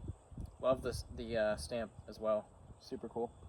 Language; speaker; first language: English; native; English